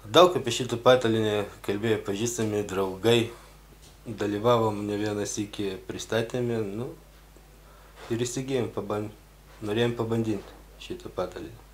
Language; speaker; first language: Lithuanian; non-native, local second language; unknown